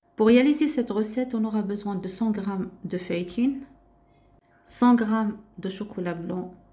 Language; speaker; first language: French; non-native, local second language; Arabic